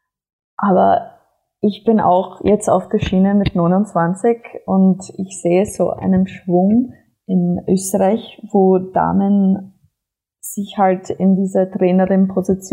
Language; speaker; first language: German; non-native, fluent; English